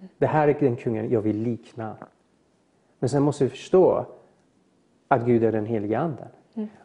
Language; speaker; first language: Swedish; early bilingual, other home language; Persian